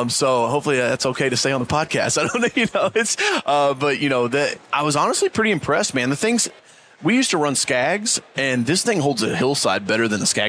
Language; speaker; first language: English; native; English